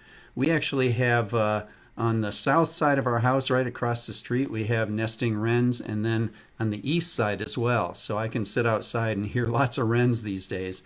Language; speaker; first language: English; native; English